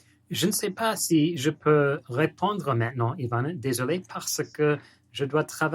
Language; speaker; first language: French; non-native, learner; English